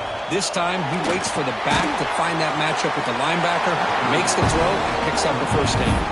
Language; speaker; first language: English; native; English